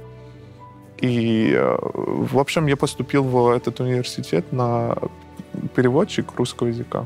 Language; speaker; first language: Russian; non-native, fluent; Persian